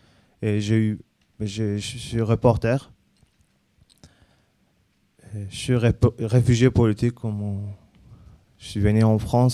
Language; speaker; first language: French; non-native, learner; Azerbaijani